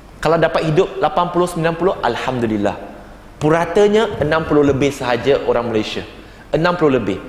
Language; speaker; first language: Malay; non-native, local second language; Chinese